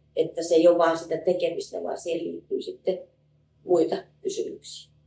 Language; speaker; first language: Finnish; native; Finnish